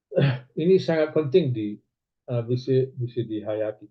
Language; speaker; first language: Indonesian; native; Indonesian